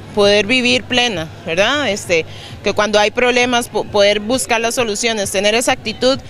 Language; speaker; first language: Spanish; native; Spanish